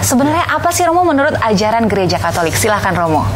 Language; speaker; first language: Indonesian; native; Indonesian